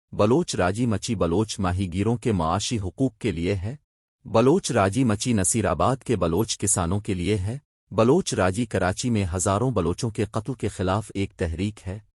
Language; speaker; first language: Urdu; non-native, local second language; Baluchi